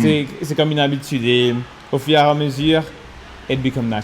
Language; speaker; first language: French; non-native, local second language; Morisyen